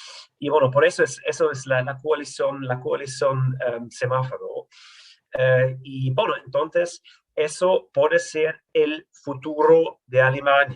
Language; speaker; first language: Spanish; non-native, fluent; German